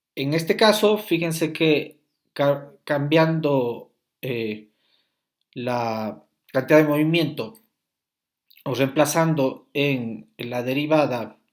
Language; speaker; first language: Spanish; native; Spanish